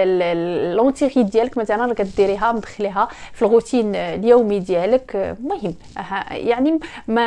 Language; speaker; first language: Arabic; native; Arabic